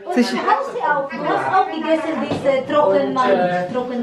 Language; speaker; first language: German; non-native, learner; Filipino